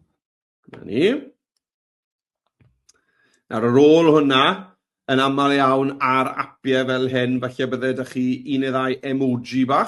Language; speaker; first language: Welsh; native; Welsh